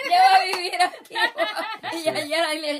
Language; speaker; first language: Spanish; native; Spanish